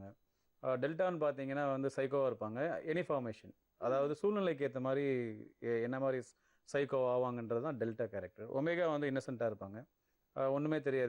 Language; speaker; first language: Tamil; native; Tamil